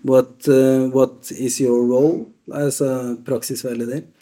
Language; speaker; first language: English; non-native, fluent; Norwegian